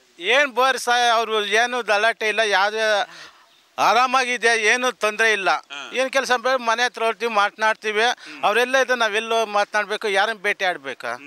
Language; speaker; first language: Kannada; native; Kannada